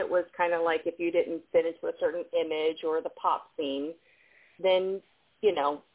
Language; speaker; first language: English; native; English